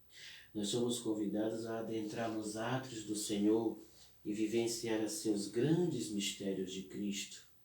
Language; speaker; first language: Portuguese; native; Portuguese